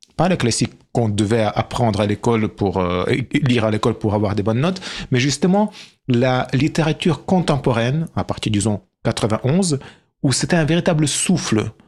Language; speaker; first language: French; non-native, fluent; Ukrainian